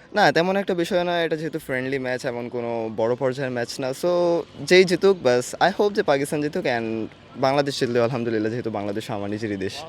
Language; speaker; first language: Bangla; early bilingual, other home language; Urdu